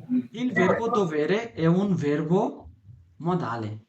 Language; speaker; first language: Italian; non-native, fluent; Bangla